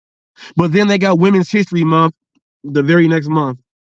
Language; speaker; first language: English; native; English